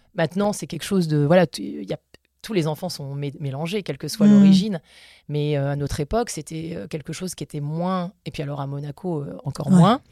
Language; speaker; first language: French; native; French